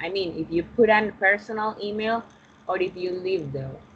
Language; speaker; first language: English; non-native, fluent; Spanish